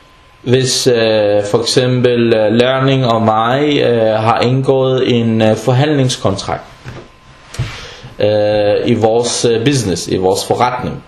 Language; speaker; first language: Danish; non-native, fluent; Arabic